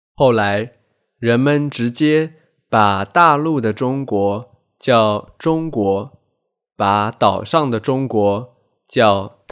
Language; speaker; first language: Chinese; native; Chinese